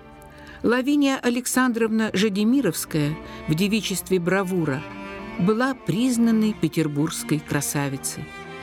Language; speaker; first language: Russian; native; Russian